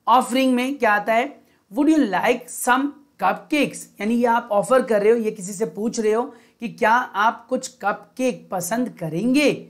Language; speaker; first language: Hindi; native; Hindi